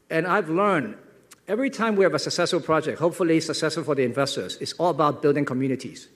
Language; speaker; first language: English; non-native, local second language; Cantonese